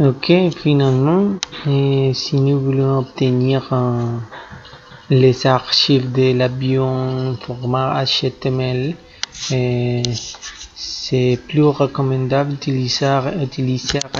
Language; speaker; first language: French; non-native, fluent; Spanish